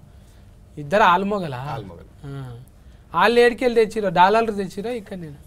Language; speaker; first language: Telugu; native; Telugu